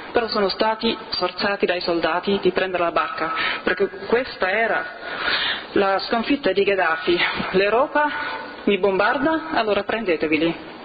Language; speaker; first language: Italian; non-native, fluent; Arabic